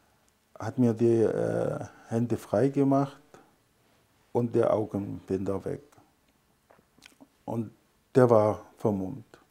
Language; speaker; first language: German; non-native, fluent; Arabic